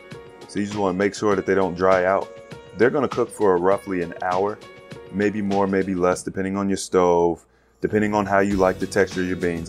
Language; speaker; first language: English; native; English